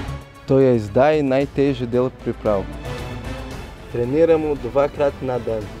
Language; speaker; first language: Slovenian; non-native, learner; Portuguese